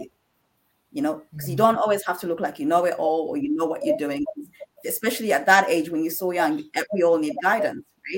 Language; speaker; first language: English; non-native, local second language; Ganda